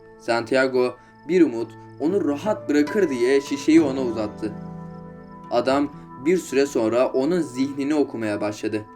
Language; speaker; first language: Turkish; native; Turkish